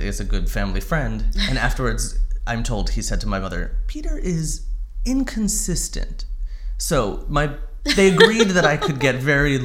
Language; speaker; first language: English; native; English